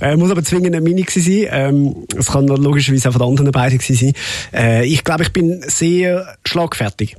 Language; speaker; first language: German; native; German